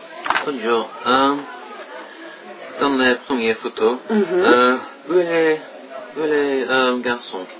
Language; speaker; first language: French; non-native, learner; English